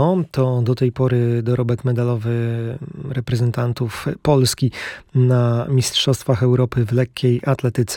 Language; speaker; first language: Polish; native; Polish